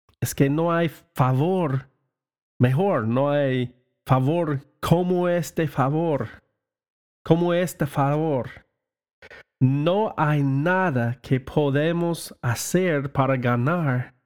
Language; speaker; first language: Spanish; non-native, learner; English